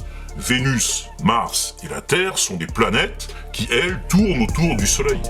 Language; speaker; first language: French; native; French